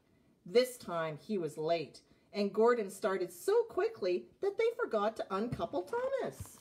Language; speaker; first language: English; native; English